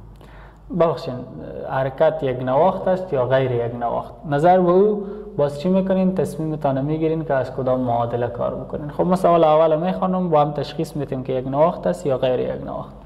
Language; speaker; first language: Persian; native; Persian